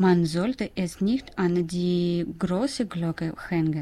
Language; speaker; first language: German; non-native, learner; Russian